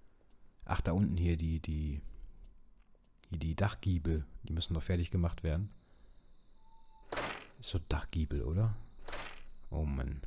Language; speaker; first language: German; native; German